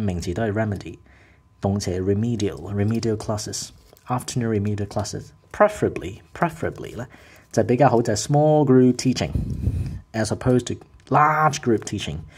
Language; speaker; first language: English; non-native, local second language; Cantonese